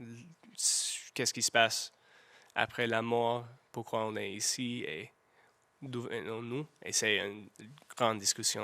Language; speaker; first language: French; non-native, learner; English